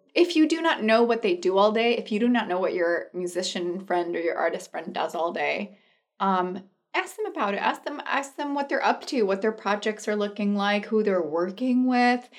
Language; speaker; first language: English; non-native, fluent; Spanish